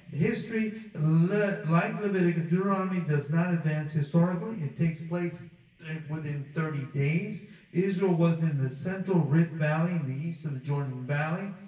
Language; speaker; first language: English; early bilingual, other home language; Spanish